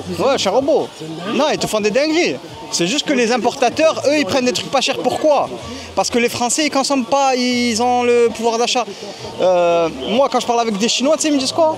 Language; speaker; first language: French; native; French